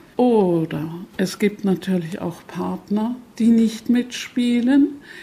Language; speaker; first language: German; native; German